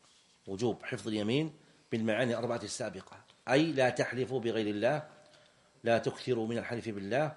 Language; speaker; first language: Arabic; native; Arabic